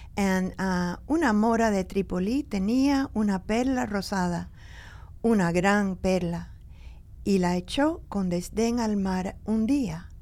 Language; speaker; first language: Spanish; early bilingual, heritage; Spanish